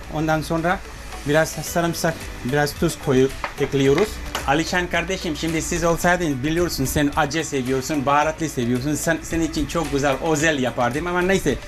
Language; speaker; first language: Turkish; non-native, learner; English